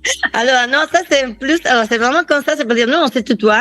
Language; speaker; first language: French; non-native, fluent; Italian